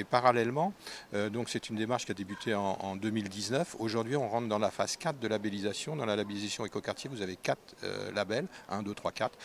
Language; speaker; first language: French; native; French